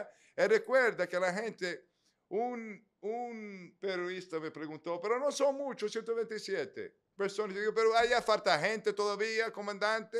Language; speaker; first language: Spanish; native; Spanish